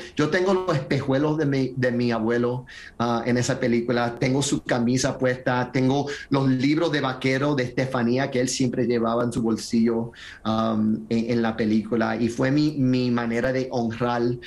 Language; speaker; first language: Spanish; early bilingual, heritage; Spanish